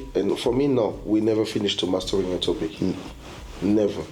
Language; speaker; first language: English; non-native, fluent; French